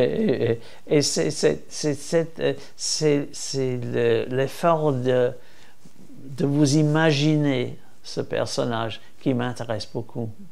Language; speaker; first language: French; non-native, fluent; English